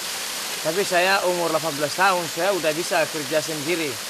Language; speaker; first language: Indonesian; non-native, local second language; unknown